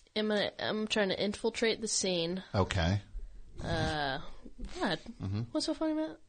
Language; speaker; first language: English; native; English